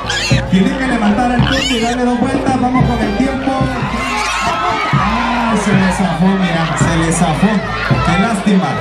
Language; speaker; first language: Spanish; native; Spanish